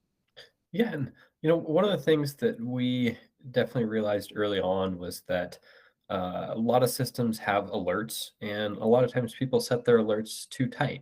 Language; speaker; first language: English; native; English